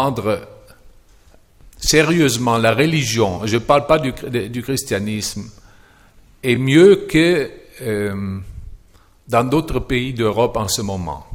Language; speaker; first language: French; non-native, fluent; German